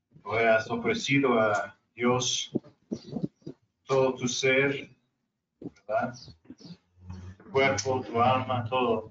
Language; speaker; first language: Spanish; non-native, fluent; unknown